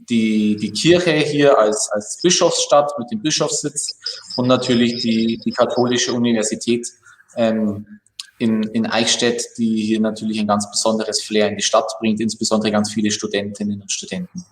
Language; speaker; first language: German; native; German